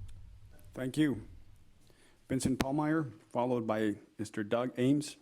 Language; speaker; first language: English; native; English